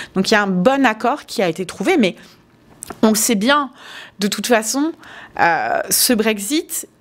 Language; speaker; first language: French; native; French